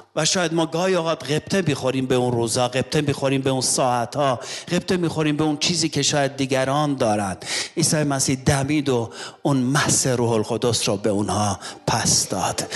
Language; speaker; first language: Persian; non-native, local second language; Armenian